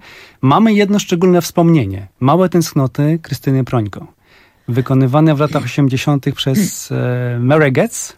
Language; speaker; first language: Polish; native; Polish